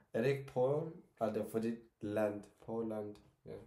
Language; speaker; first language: Danish; non-native, learner; Turkish